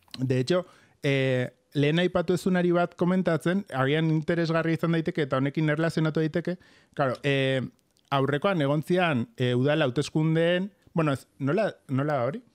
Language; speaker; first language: Basque; non-native, local second language; Spanish